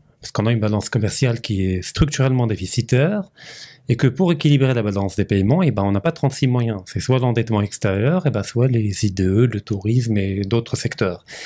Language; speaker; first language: French; non-native, local second language; Arabic